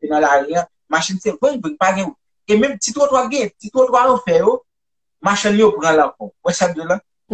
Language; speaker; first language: French; non-native, local second language; Haitian Creole